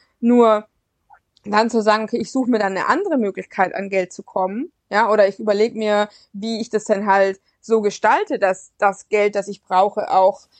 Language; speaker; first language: German; native; German